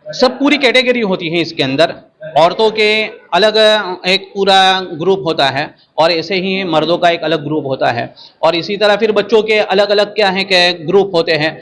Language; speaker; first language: Urdu; non-native, local second language; Gujarati